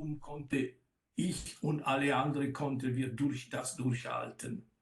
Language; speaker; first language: German; non-native, local second language; Italian